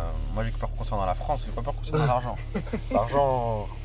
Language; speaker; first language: French; native; French